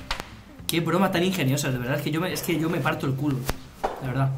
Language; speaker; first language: Spanish; native; Spanish